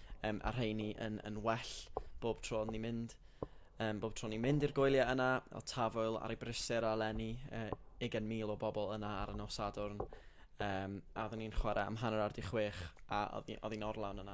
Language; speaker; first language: Welsh; native; Welsh